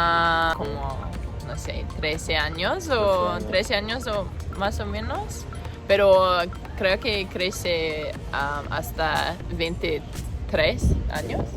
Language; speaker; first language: Spanish; non-native, learner; English